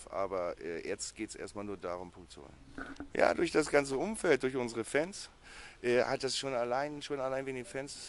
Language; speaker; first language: German; native; German